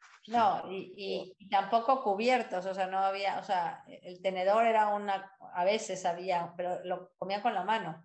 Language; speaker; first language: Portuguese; non-native, learner; Spanish